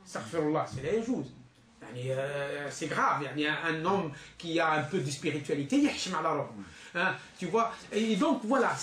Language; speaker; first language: French; non-native, local second language; Arabic